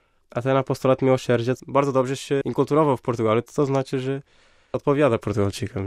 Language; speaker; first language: Polish; non-native, fluent; Portuguese